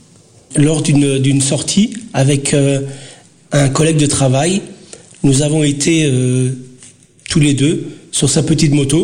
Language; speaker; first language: French; early bilingual, other home language; Portuguese